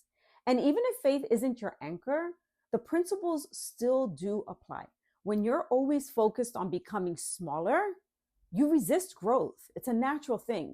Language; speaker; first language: English; native; English